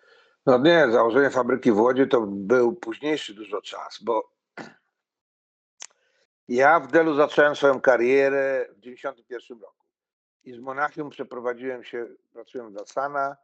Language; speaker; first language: Polish; native; Polish